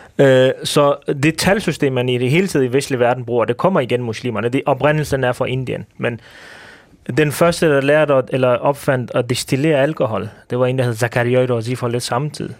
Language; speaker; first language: Danish; early bilingual, other home language; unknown